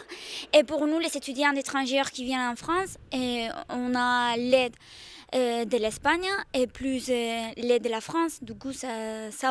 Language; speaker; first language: French; non-native, fluent; Spanish